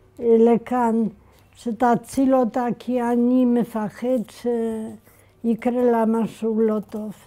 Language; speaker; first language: Hebrew; non-native, fluent; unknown